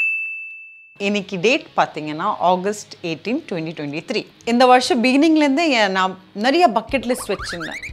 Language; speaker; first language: Tamil; non-native, local second language; Assamese